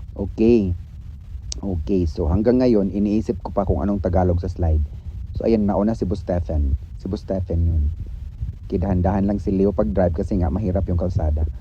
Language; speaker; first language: Filipino; non-native, local second language; Cebuano